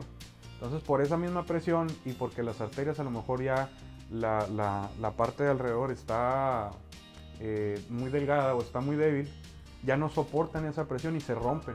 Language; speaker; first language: Spanish; native; Spanish